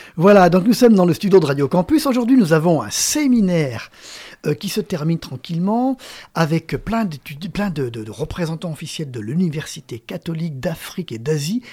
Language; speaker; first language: French; native; French